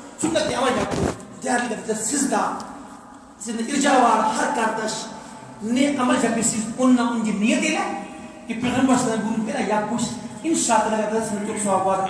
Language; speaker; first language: Turkish; non-native, learner; Urdu